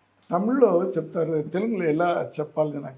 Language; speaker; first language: Telugu; non-native, learner; Tamil